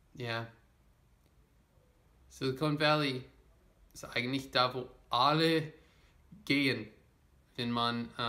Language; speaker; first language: German; non-native, fluent; English